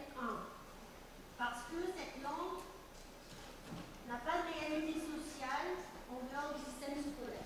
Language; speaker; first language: French; non-native, fluent; German